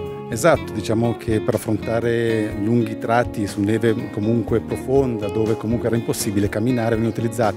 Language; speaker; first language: Italian; native; Italian